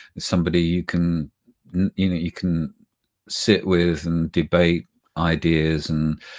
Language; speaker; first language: English; native; English